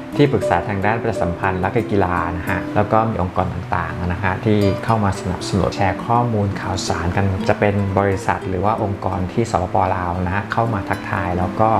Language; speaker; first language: Thai; native; Thai